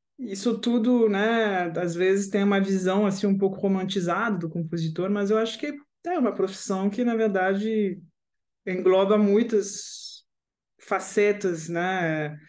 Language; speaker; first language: Portuguese; non-native, fluent; French